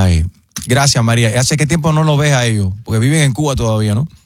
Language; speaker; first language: Spanish; native; Spanish